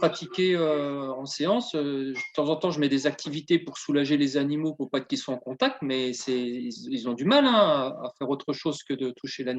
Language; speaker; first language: French; native; French